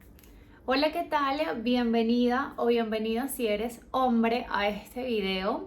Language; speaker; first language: Spanish; native; Spanish